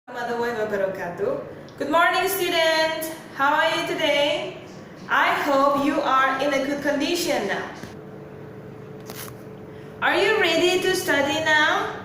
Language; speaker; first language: English; non-native, local second language; Indonesian